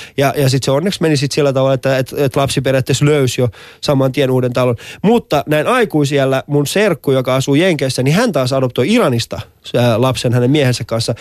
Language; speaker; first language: Finnish; early bilingual, other home language; Persian